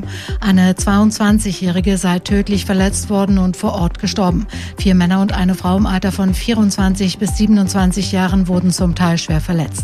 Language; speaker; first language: German; native; German